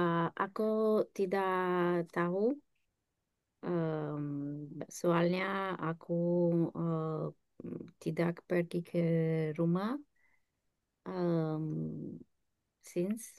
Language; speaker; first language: Indonesian; non-native, learner; English